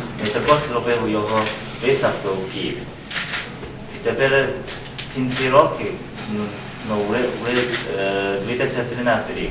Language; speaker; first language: Ukrainian; non-native, learner; Chinese